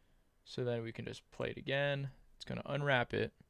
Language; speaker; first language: English; native; English